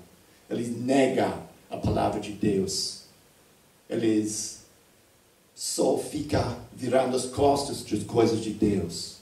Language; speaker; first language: Portuguese; non-native, fluent; English